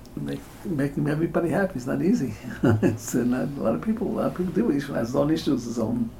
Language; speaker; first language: English; native; English